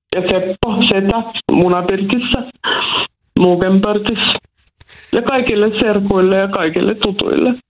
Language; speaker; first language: Finnish; non-native, local second language; Swedish